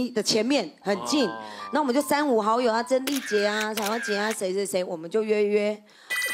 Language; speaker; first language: Chinese; native; Chinese